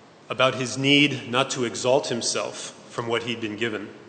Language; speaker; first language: English; native; English